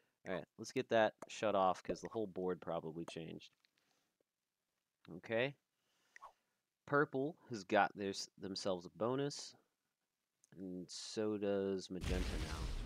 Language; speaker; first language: English; native; English